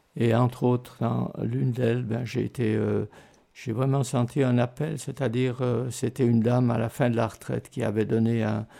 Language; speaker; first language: French; native; French